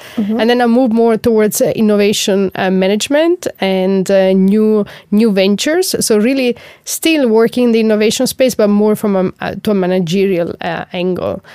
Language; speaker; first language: English; non-native, fluent; Italian